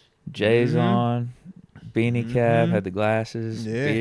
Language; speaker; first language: English; native; English